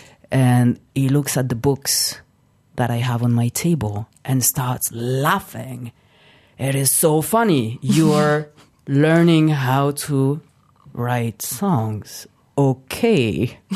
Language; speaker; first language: English; non-native, fluent; French